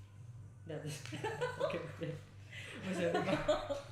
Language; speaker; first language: English; non-native, learner; Indonesian